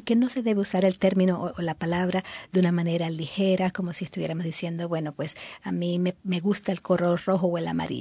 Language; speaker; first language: Spanish; native; Spanish